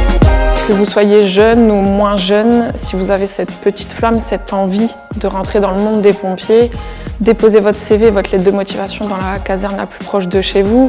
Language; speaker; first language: French; native; French